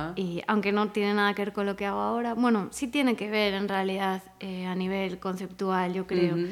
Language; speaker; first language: Spanish; native; Spanish